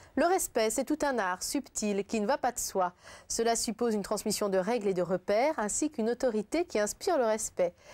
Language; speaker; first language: French; native; French